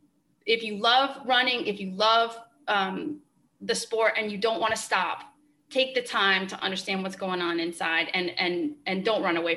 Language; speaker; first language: English; native; English